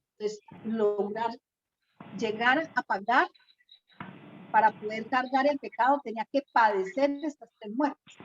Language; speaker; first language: Spanish; native; Spanish